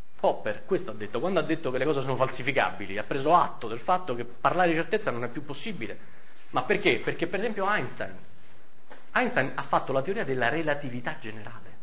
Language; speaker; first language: Italian; native; Italian